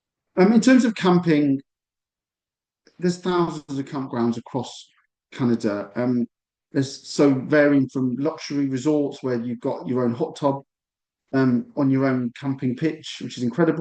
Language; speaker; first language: English; native; English